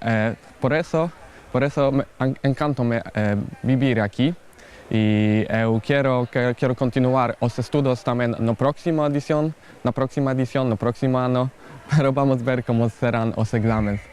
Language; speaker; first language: Portuguese; non-native, learner; Polish